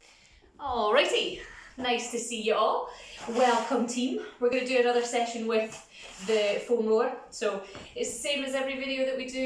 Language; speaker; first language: English; native; English